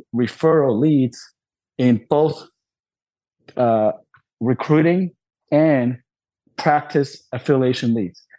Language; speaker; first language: English; non-native, local second language; Cantonese